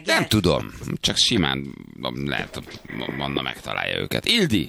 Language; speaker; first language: Hungarian; native; Hungarian